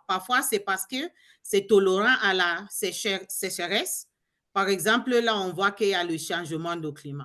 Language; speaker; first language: French; non-native, learner; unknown